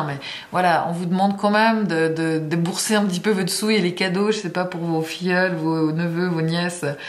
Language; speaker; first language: French; native; French